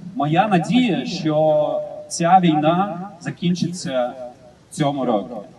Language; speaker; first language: Ukrainian; non-native, learner; Russian